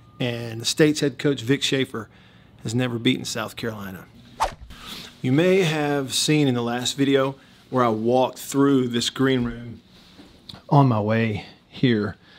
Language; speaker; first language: English; native; English